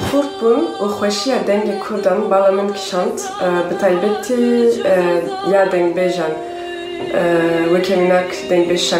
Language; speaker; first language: Kurdish; non-native, fluent; French